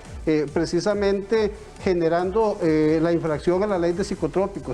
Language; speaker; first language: Spanish; native; Spanish